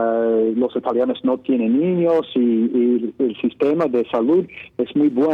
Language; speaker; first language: Spanish; non-native, fluent; Italian